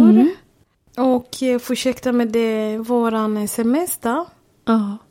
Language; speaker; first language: Swedish; non-native, fluent; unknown